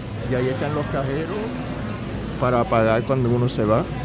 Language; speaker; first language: Spanish; early bilingual, heritage; Spanish